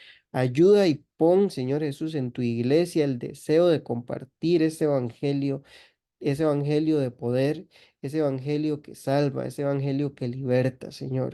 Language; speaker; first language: Spanish; native; Spanish